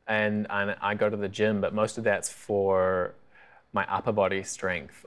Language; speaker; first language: English; native; English